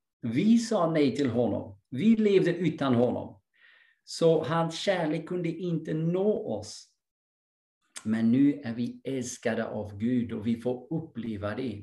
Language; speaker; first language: Swedish; non-native, fluent; English